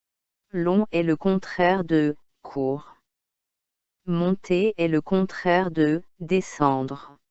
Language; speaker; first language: French; non-native, local second language; Arabic